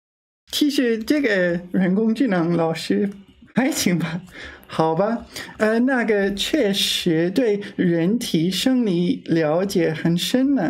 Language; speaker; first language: Chinese; non-native, learner; English